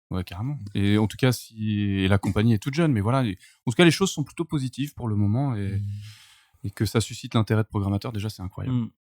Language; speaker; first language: French; native; French